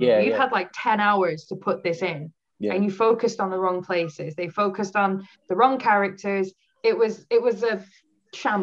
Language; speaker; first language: English; native; English